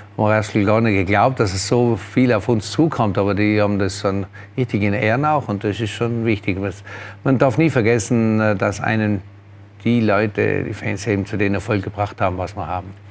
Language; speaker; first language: German; native; German